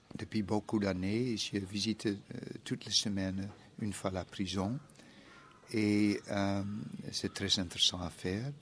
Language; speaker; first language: French; non-native, fluent; Dutch